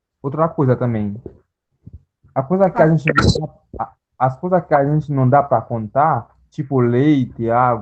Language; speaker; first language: Portuguese; non-native, fluent; Haitian Creole